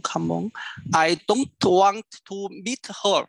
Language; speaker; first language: English; non-native, learner; Vietnamese